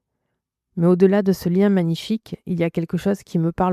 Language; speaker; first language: French; native; French